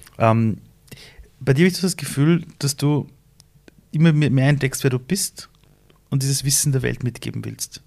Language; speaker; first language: German; early bilingual, other home language; Persian